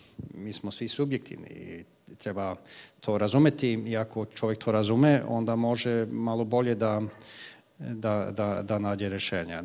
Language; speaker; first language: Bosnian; non-native, fluent; Swedish